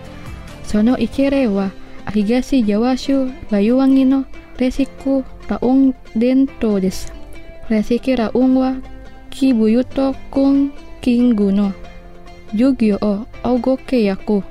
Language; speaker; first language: Japanese; non-native, fluent; Indonesian